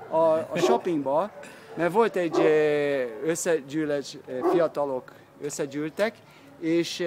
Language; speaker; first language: Hungarian; early bilingual, heritage; Hungarian